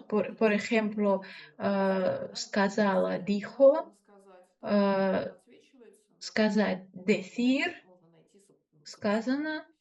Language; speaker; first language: Spanish; non-native, fluent; Russian